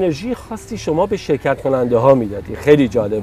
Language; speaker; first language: Persian; native; Persian